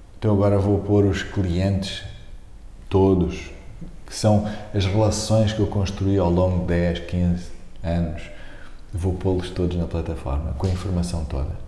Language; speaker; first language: Portuguese; native; Portuguese